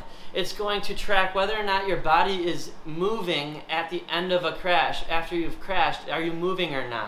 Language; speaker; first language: English; native; English